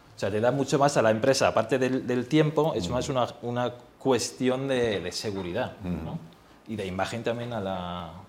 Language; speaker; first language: Spanish; non-native, fluent; German